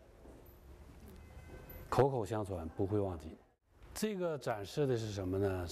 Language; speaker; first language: Chinese; native; Chinese